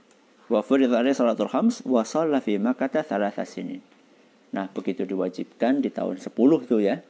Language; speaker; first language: Indonesian; native; Indonesian